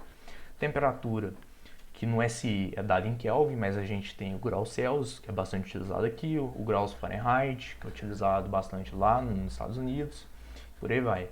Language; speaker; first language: Portuguese; native; Portuguese